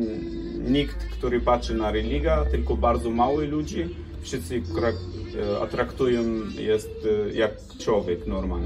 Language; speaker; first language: Polish; non-native, learner; Arabic